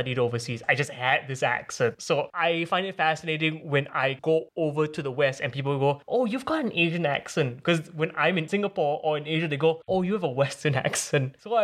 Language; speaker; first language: English; native; English